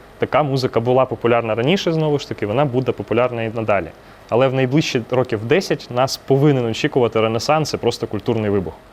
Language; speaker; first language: Ukrainian; non-native, local second language; Russian